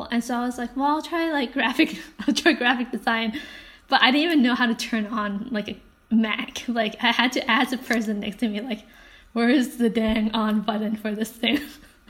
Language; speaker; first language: English; non-native, local second language; Cantonese